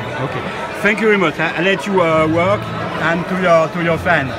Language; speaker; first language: English; non-native, learner; French